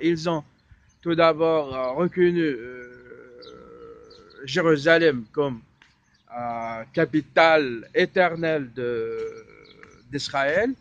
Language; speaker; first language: French; non-native, fluent; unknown